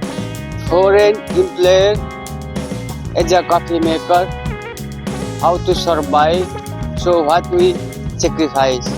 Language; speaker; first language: English; non-native, learner; Nepali